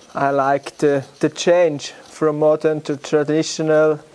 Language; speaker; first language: English; non-native, learner; German